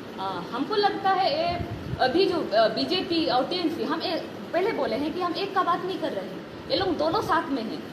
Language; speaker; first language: Hindi; non-native, local second language; Santali